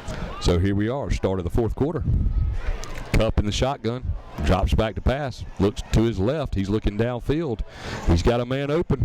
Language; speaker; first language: English; native; English